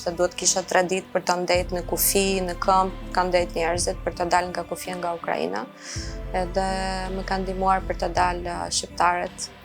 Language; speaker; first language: Albanian; non-native, fluent; Ukrainian